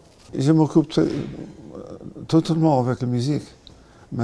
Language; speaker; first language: French; non-native, learner; English